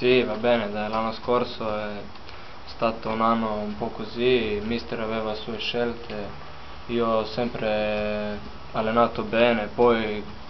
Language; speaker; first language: Italian; non-native, fluent; Slovenian